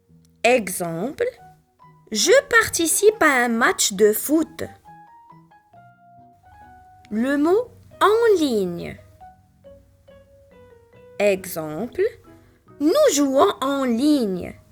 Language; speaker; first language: French; non-native, local second language; Arabic